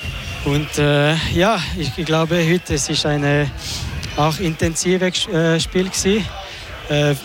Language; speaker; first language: German; non-native, local second language; French